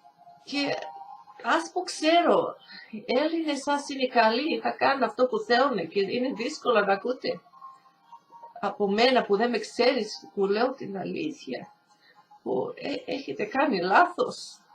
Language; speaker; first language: Greek; early bilingual, heritage; Greek